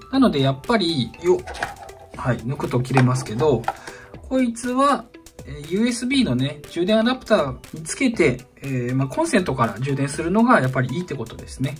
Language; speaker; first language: Japanese; native; Japanese